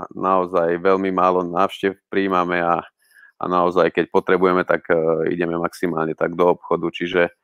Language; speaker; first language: Slovak; non-native, local second language; Hungarian